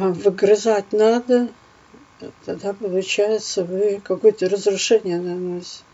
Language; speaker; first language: Russian; native; Russian